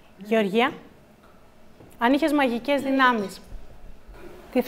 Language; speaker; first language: Greek; native; Greek